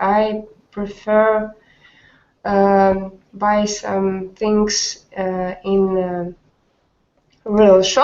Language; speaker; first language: English; non-native, learner; Russian